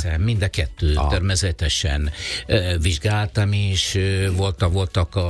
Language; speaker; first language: Hungarian; non-native, fluent; Italian